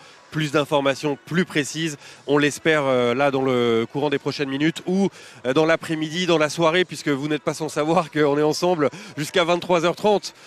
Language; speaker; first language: French; native; French